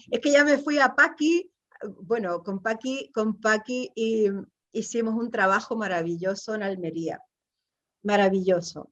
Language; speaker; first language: Spanish; native; Spanish